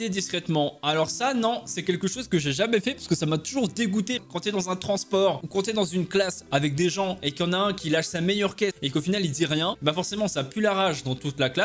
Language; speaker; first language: French; native; French